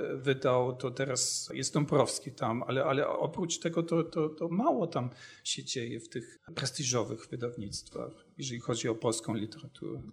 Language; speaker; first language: Polish; non-native, fluent; German